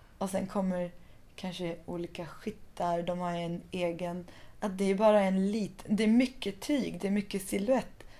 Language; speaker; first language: Swedish; early bilingual, other home language; Persian